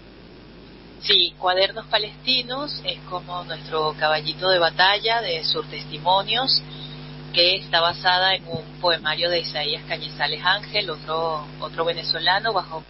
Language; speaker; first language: Spanish; native; Spanish